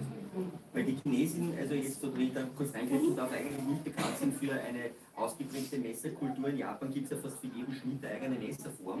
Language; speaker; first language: German; native; German